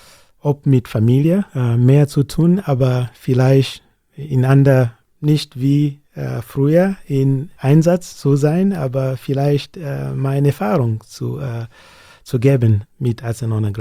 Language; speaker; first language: German; non-native, learner; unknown